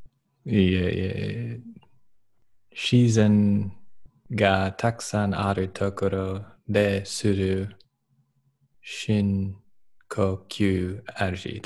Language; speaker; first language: Japanese; non-native, learner; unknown